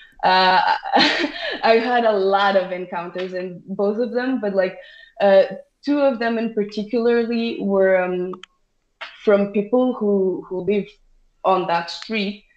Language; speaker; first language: English; non-native, fluent; Portuguese